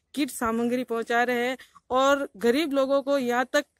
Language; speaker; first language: Hindi; native; Hindi